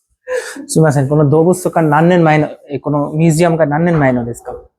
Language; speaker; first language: Japanese; non-native, learner; Bangla